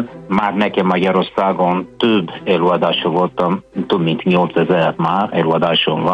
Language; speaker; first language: Hungarian; non-native, fluent; Italian